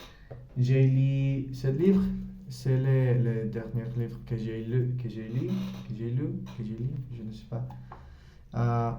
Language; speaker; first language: French; non-native, learner; Spanish